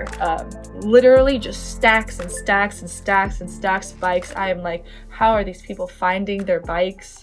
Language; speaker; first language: English; native; English